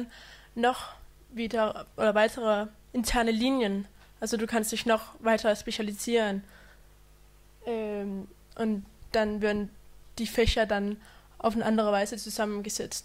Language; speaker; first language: German; non-native, fluent; Danish